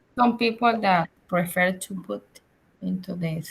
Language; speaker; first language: English; non-native, learner; Spanish